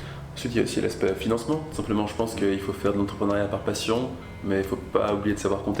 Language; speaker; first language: French; native; French